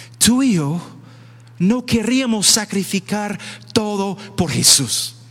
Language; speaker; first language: Spanish; non-native, fluent; English